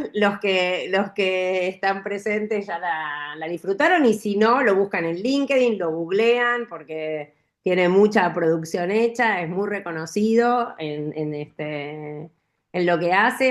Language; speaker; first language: Spanish; native; Spanish